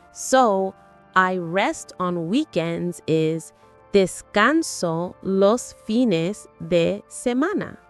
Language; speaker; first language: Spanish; non-native, fluent; English